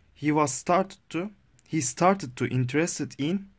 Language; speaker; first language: English; non-native, learner; Turkish